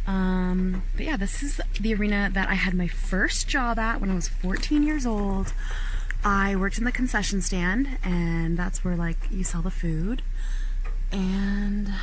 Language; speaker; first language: English; native; English